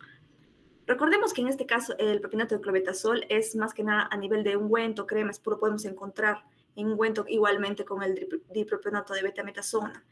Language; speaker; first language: Spanish; native; Spanish